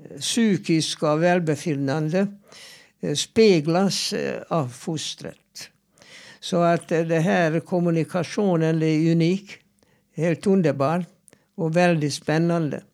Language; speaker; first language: Swedish; non-native, fluent; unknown